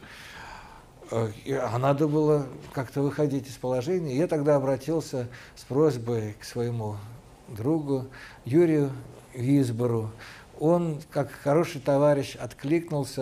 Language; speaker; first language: Russian; native; Russian